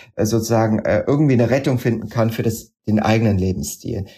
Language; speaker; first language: German; native; German